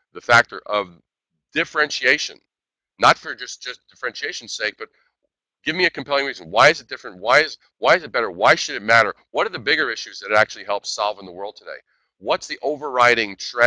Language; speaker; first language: English; native; English